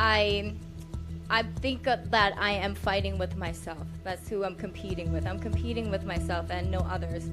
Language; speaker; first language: English; non-native, fluent; Thai